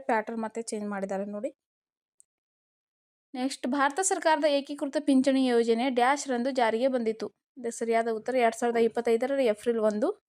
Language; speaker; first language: Kannada; native; Kannada